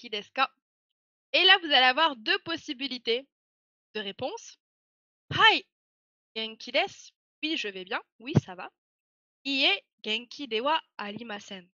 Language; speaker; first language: French; native; French